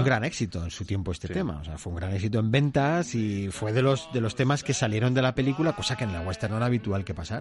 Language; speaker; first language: Spanish; native; Spanish